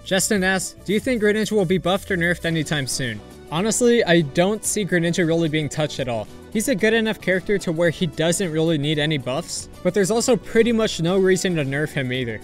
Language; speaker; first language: English; native; English